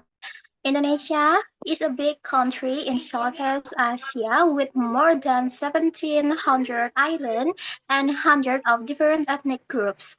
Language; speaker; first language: English; non-native, learner; Indonesian